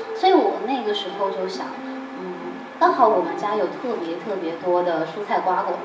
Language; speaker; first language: Chinese; native; Chinese